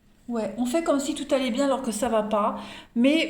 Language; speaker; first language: French; native; French